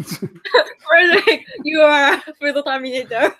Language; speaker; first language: English; non-native, learner; Japanese